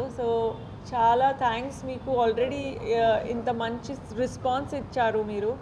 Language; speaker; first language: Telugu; non-native, learner; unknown